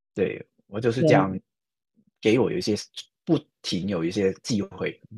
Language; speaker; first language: Chinese; non-native, fluent; Cantonese